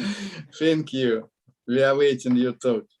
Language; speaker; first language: English; non-native, learner; Russian